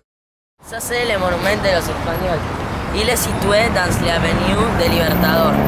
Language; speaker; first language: French; non-native, learner; Spanish